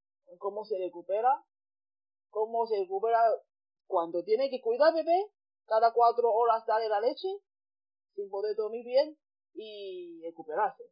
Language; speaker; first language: Spanish; non-native, fluent; Chinese